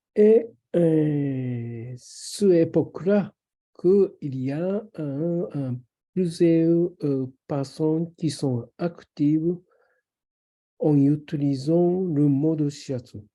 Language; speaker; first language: French; non-native, fluent; Japanese